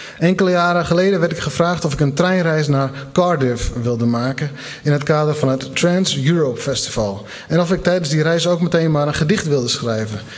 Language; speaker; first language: Dutch; non-native, local second language; Western Frisian